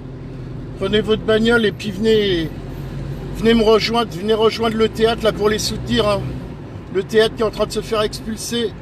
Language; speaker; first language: French; native; French